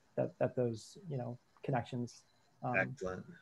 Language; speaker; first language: English; native; English